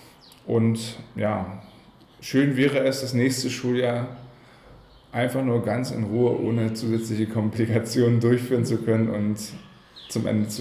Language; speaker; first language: German; native; German